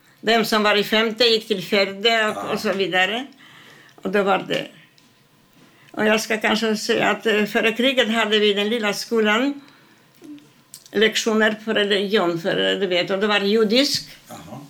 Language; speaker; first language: Swedish; non-native, fluent; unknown